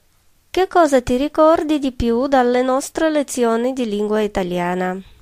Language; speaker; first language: Italian; non-native, fluent; Russian